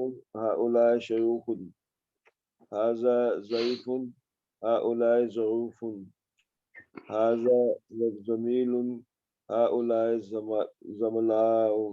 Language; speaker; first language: Arabic; non-native, learner; Urdu